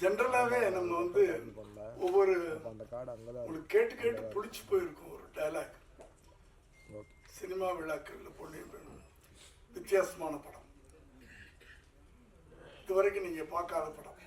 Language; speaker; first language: Tamil; native; Tamil